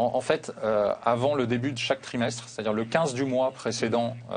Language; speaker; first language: French; native; French